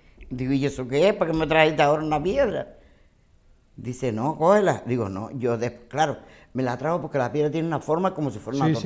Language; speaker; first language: Spanish; native; Spanish